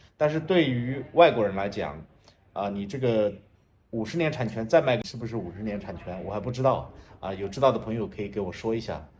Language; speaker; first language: Chinese; native; Chinese